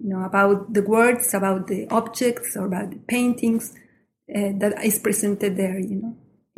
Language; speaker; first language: English; non-native, fluent; Spanish